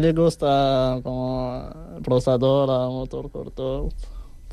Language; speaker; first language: Spanish; non-native, learner; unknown